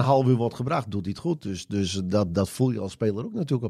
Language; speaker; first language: Dutch; native; Dutch